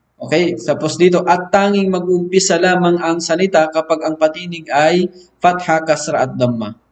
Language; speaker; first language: Filipino; non-native, local second language; Maranao